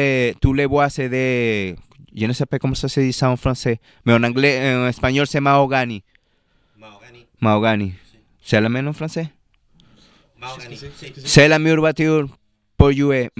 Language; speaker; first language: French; non-native, learner; Spanish